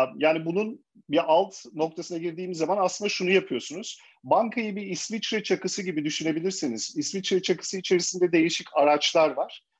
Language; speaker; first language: Turkish; early bilingual, heritage; Turkish